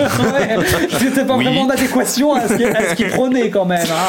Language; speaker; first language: French; native; French